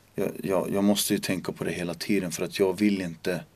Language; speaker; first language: Swedish; non-native, local second language; Finnish